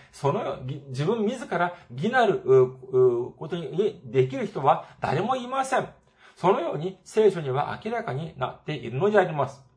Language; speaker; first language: Japanese; non-native, fluent; Korean